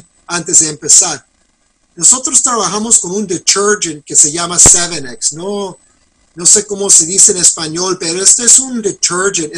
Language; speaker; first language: Spanish; non-native, fluent; English